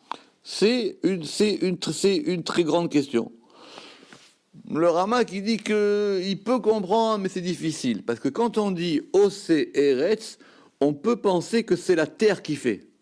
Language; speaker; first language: French; native; French